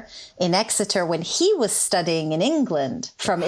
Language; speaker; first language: English; non-native, fluent; Hebrew